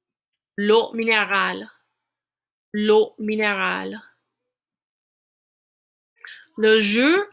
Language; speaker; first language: French; non-native, fluent; English